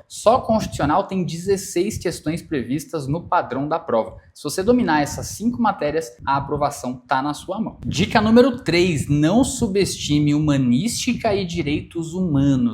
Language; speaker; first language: Portuguese; native; Portuguese